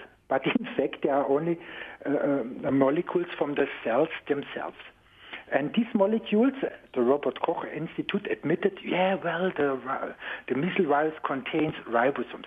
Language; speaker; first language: English; non-native, fluent; German